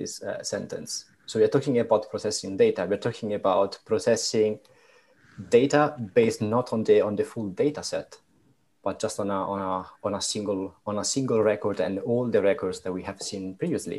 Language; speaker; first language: English; non-native, fluent; Italian